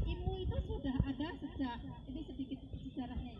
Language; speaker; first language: Indonesian; native; Indonesian